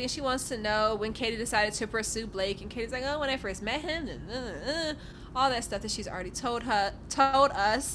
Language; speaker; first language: English; native; English